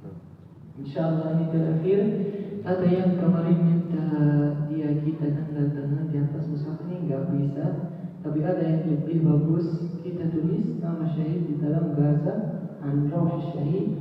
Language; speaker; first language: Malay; non-native, learner; Arabic